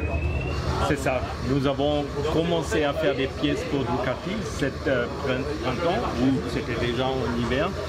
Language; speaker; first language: French; non-native, learner; German